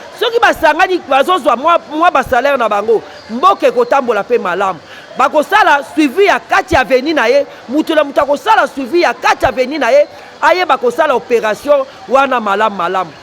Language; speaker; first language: Lingala; native; Lingala